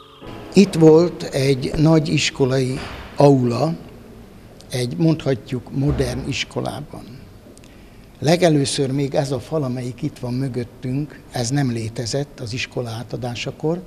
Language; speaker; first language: Hungarian; native; Hungarian